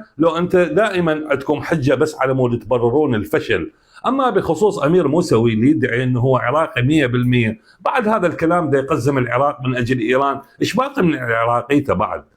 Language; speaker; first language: Arabic; native; Arabic